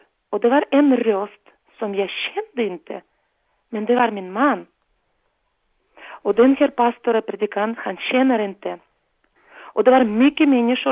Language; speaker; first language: Swedish; non-native, fluent; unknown